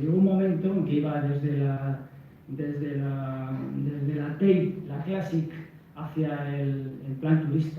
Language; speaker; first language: Spanish; native; Spanish